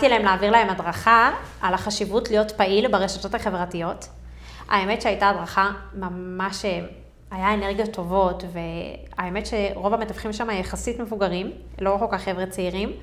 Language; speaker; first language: Hebrew; native; Hebrew